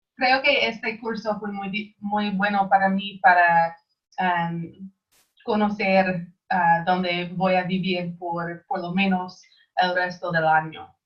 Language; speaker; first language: Spanish; non-native, learner; English